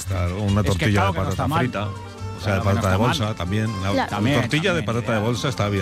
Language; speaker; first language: Spanish; native; Spanish